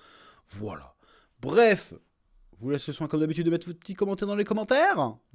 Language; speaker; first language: French; native; French